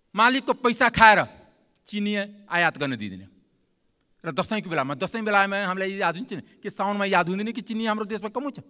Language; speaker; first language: Nepali; non-native, local second language; Maithili